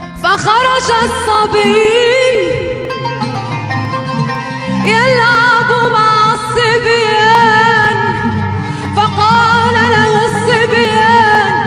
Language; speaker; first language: Arabic; non-native, fluent; Indonesian